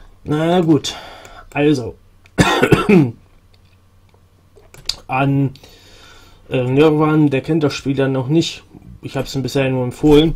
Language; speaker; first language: German; native; German